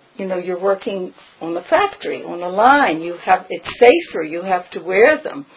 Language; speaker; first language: English; early bilingual, other home language; Friulian